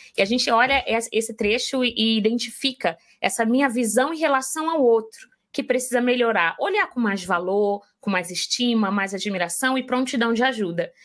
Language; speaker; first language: Portuguese; native; Portuguese